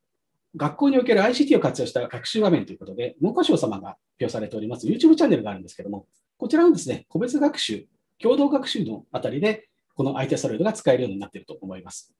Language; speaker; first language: Japanese; native; Japanese